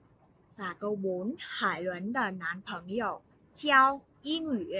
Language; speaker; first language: Chinese; non-native, fluent; Vietnamese